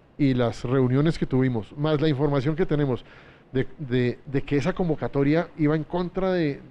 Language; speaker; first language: Spanish; native; Spanish